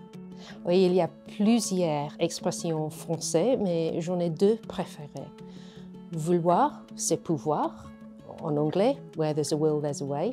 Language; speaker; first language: French; non-native, fluent; English